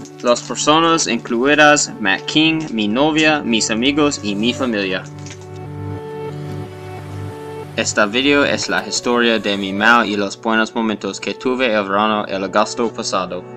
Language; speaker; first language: Spanish; non-native, learner; English